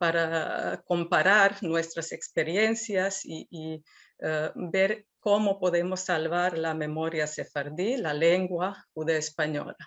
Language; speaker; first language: Spanish; non-native, fluent; Serbian